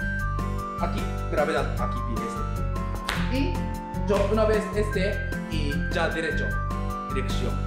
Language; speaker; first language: Spanish; non-native, learner; Japanese